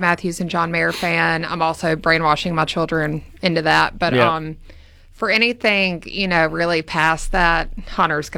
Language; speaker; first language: English; native; English